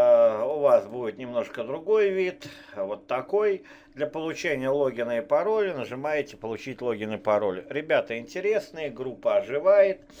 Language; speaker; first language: Russian; native; Russian